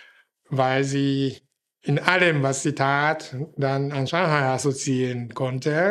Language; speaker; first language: German; non-native, fluent; Japanese